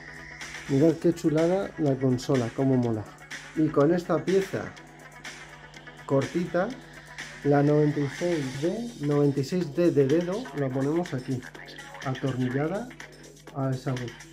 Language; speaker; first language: Spanish; native; Spanish